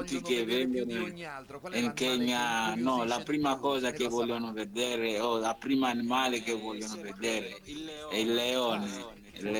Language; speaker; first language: Italian; non-native, learner; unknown